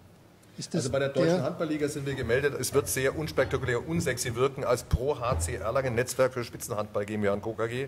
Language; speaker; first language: German; native; German